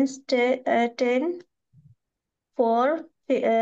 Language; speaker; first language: German; non-native, learner; Bangla